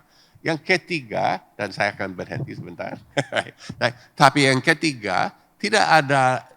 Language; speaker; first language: Indonesian; non-native, fluent; English